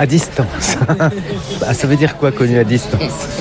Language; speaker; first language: French; native; French